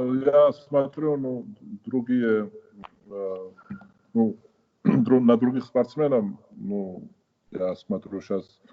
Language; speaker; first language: Russian; non-native, fluent; Georgian